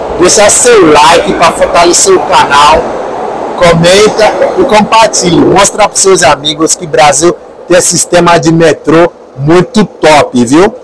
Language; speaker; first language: Portuguese; non-native, learner; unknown